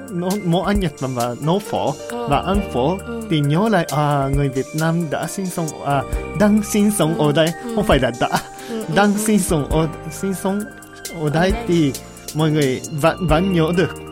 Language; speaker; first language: Vietnamese; non-native, learner; Japanese